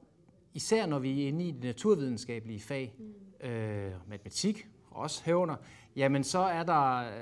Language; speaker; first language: Danish; native; Danish